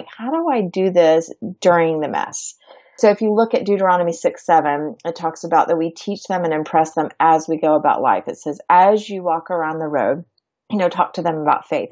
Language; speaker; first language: English; native; English